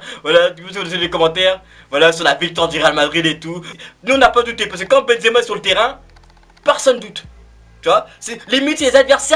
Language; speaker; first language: French; native; French